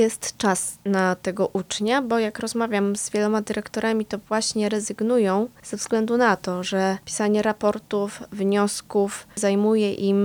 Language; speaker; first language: Polish; native; Polish